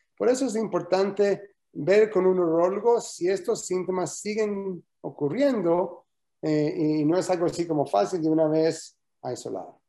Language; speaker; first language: Spanish; early bilingual, heritage; Spanish